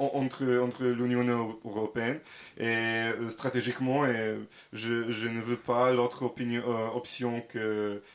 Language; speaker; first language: French; non-native, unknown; Serbian